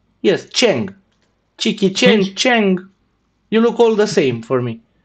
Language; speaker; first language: English; non-native, learner; Romanian